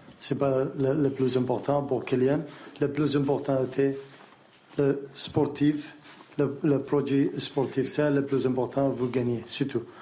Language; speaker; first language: French; non-native, learner; Arabic